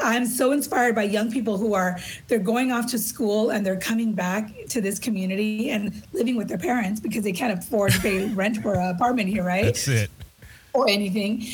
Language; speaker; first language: English; native; English